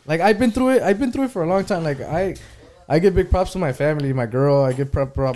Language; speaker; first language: English; early bilingual, other home language; Spanish